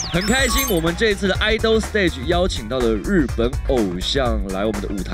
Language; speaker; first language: Chinese; native; Chinese